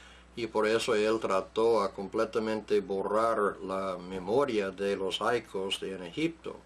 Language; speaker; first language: Spanish; non-native, fluent; English